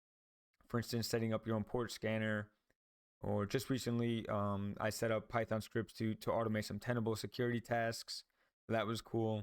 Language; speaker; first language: English; native; English